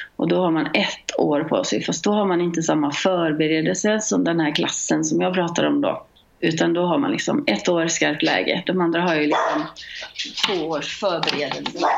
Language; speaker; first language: Swedish; native; Swedish